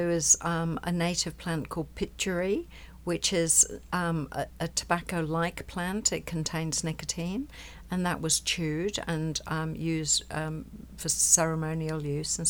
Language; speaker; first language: English; native; English